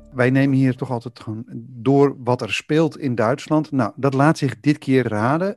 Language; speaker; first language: Dutch; native; Dutch